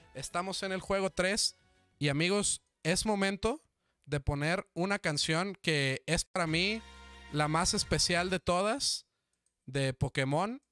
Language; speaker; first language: Spanish; native; Spanish